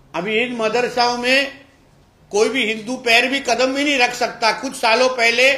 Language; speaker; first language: Hindi; non-native, local second language; Marathi